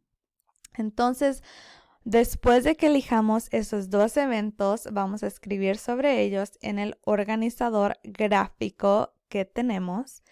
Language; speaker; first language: Spanish; early bilingual, other home language; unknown